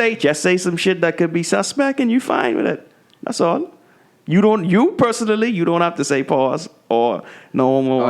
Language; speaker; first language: English; native; English